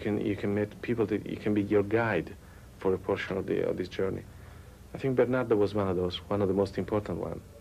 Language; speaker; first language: English; non-native, fluent; Italian